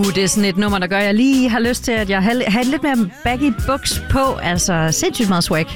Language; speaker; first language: Danish; native; Danish